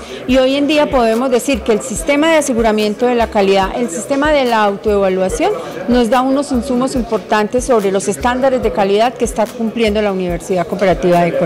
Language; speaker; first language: Spanish; native; Spanish